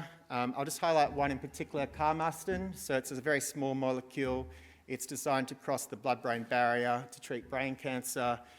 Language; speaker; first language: English; native; English